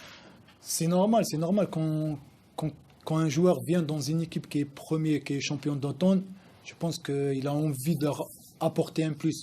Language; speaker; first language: French; non-native, local second language; Arabic